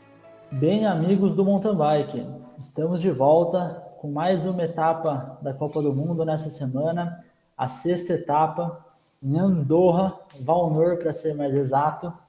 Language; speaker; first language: Portuguese; native; Portuguese